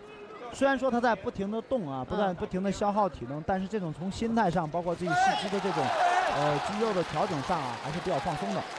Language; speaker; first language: Chinese; native; Chinese